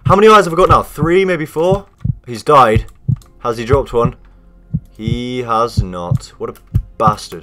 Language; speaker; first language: English; native; English